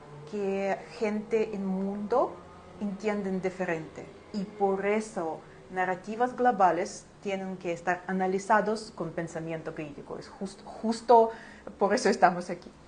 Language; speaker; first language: Spanish; non-native, fluent; Ukrainian